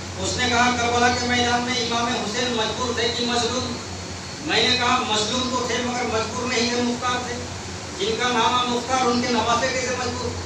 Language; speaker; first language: Urdu; non-native, local second language; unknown